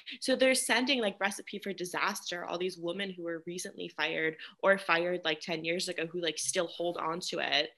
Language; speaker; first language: English; native; English